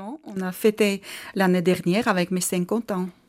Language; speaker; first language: French; non-native, fluent; Armenian